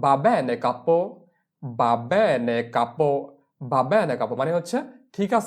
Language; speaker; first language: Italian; non-native, fluent; Bangla